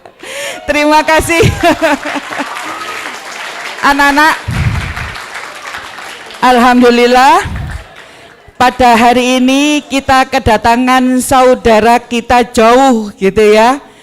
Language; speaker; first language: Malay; non-native, local second language; Javanese